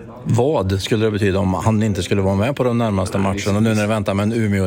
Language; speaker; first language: Swedish; native; Swedish